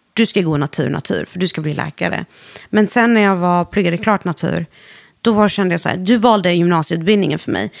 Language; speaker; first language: Swedish; early bilingual, other home language; Arabic